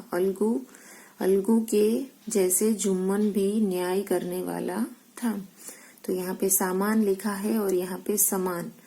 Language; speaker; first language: Hindi; non-native, local second language; Gujarati